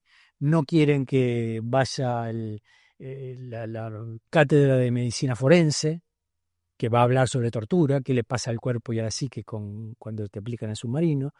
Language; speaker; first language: Spanish; native; Spanish